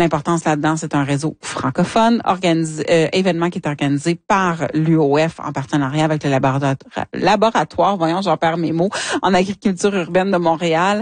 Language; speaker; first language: French; native; French